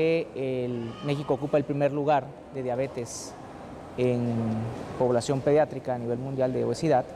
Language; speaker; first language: Spanish; native; Spanish